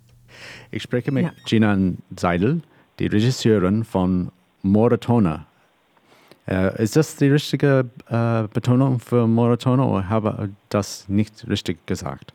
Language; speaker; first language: German; non-native, learner; English